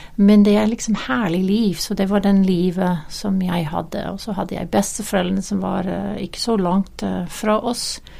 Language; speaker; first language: Norwegian; non-native, fluent; English